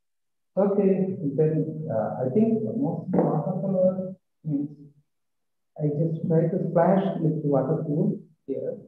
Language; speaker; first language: English; non-native, learner; Malayalam